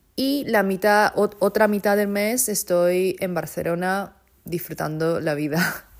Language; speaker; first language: Spanish; non-native, fluent; Japanese